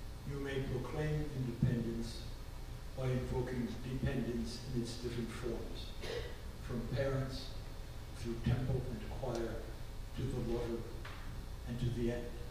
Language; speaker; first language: English; native; English